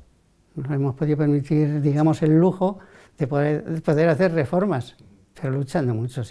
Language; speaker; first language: Spanish; native; Spanish